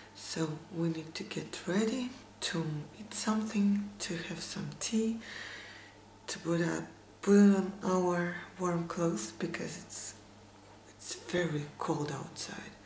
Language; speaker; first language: English; non-native, fluent; Russian